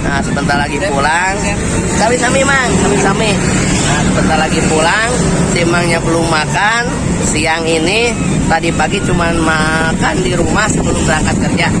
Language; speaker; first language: Indonesian; non-native, local second language; Sundanese